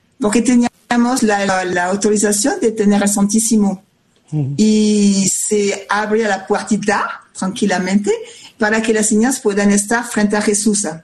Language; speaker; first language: Spanish; non-native, fluent; French